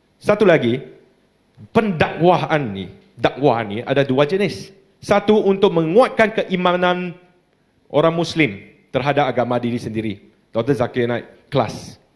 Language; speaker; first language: Malay; non-native, local second language; Chinese